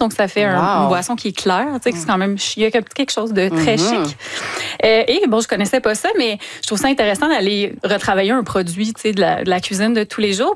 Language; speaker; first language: French; native; French